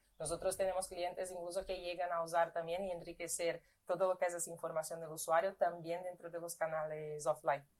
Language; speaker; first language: Spanish; non-native, fluent; Portuguese